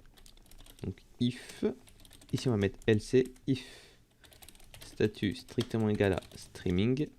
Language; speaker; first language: French; native; French